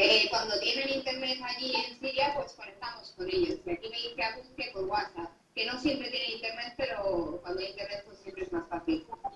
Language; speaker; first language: Spanish; native; Spanish